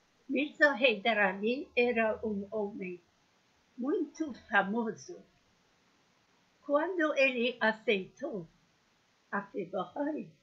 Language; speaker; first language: Portuguese; non-native, learner; Persian